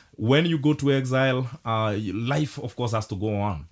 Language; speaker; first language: English; non-native, local second language; Kikuyu